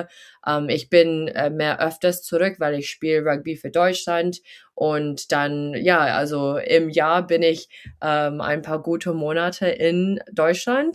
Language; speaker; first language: German; early bilingual, heritage; German